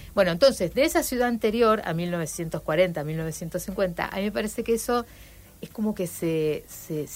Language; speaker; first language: Spanish; native; Spanish